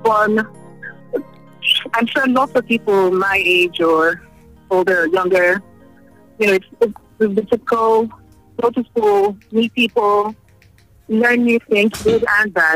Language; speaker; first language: English; non-native, local second language; Yoruba